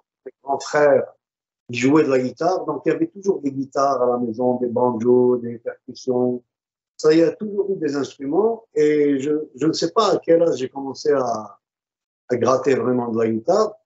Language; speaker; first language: French; non-native, local second language; Arabic